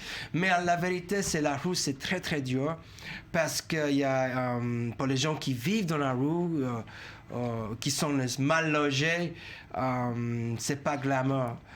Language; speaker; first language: French; non-native, fluent; English